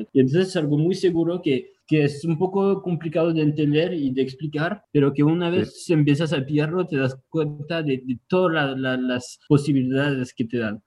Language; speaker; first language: Spanish; non-native, fluent; French